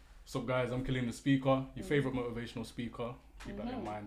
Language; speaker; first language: English; native; English